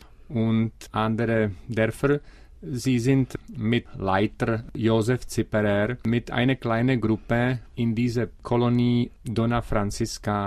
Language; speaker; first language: German; non-native, learner; Czech